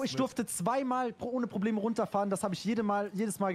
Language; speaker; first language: German; native; German